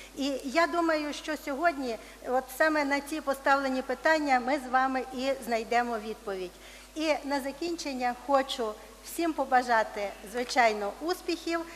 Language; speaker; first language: Ukrainian; native; Ukrainian